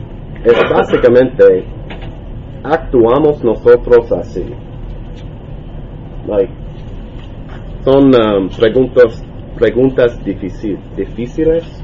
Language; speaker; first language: Spanish; non-native, learner; English